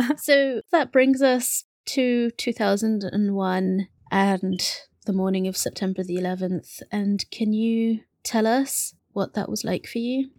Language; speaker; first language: English; early bilingual, other home language; Bangla